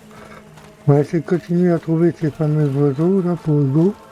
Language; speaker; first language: French; native; French